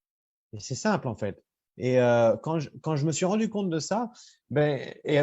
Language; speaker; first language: French; native; French